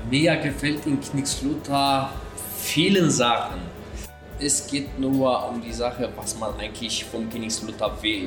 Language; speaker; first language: German; non-native, fluent; Polish